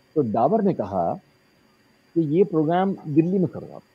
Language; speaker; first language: Hindi; native; Hindi